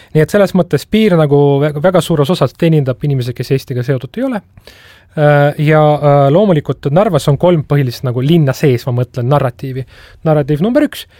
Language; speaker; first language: Estonian; non-native, local second language; Russian